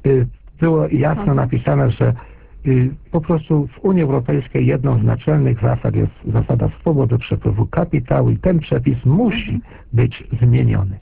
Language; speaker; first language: Polish; native; Polish